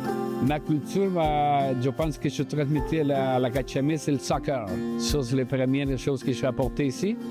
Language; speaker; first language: French; non-native, fluent; Spanish